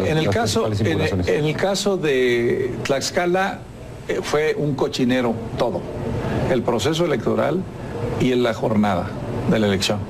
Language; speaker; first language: Spanish; native; Spanish